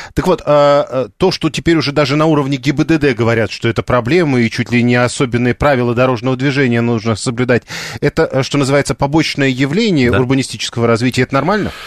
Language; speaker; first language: Russian; native; Russian